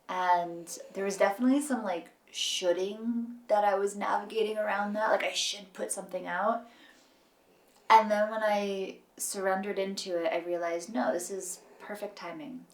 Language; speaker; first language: English; native; English